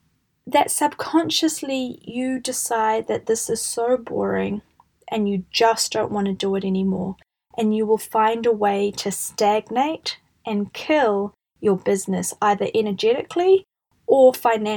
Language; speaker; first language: English; native; English